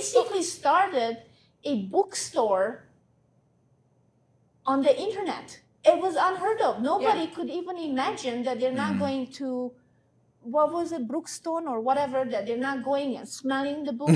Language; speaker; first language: English; non-native, fluent; Hungarian